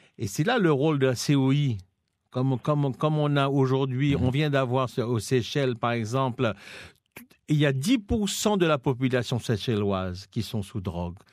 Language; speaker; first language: French; non-native, local second language; Morisyen